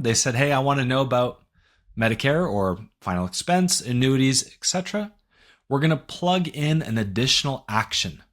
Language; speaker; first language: English; native; English